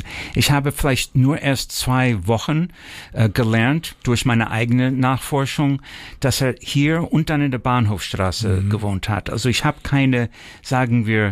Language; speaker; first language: German; early bilingual, heritage; German